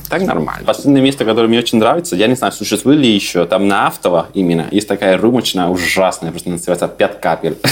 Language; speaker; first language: Russian; non-native, fluent; Spanish